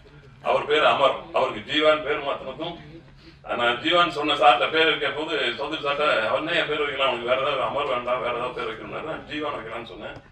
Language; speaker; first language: Tamil; native; Tamil